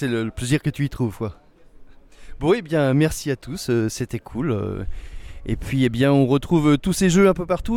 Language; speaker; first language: French; native; French